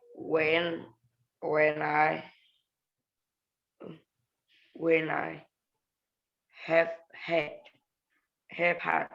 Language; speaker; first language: English; non-native, learner; Vietnamese